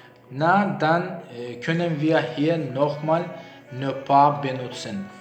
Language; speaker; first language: German; non-native, learner; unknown